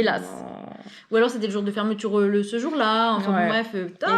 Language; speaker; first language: French; native; French